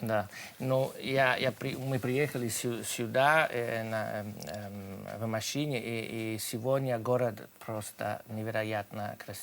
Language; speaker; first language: Russian; non-native, fluent; Italian